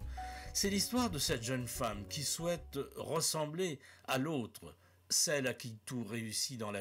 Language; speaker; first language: French; native; French